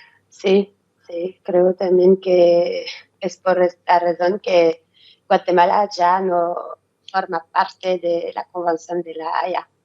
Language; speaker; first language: Spanish; non-native, learner; French